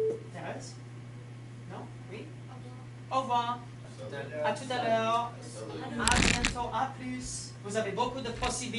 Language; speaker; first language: French; non-native, fluent; English